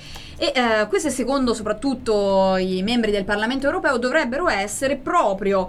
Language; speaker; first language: Italian; native; Italian